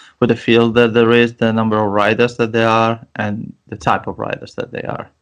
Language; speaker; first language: English; non-native, fluent; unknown